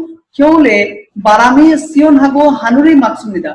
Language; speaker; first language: Korean; non-native, fluent; Bangla